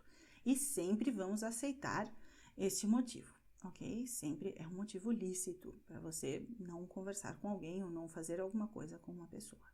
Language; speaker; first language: Portuguese; non-native, fluent; Spanish